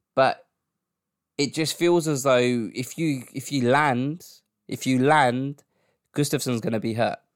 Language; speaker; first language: English; native; English